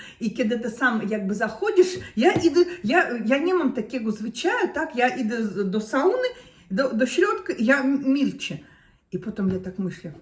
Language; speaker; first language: Polish; non-native, learner; Russian